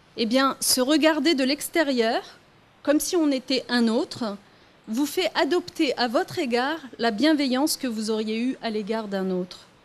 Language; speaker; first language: French; early bilingual, other home language; Riffian